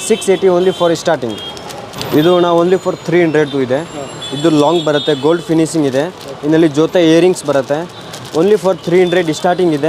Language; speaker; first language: Kannada; non-native, local second language; Hindi